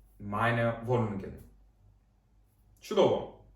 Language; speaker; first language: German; non-native, fluent; Ukrainian